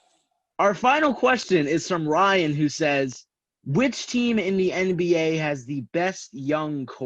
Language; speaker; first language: English; native; English